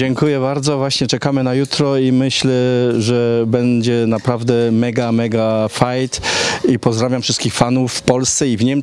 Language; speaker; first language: Polish; early bilingual, heritage; Polish